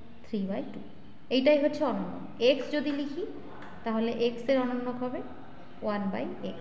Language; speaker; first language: Bangla; native; Bangla